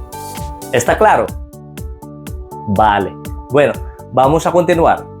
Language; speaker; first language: Spanish; non-native, fluent; Filipino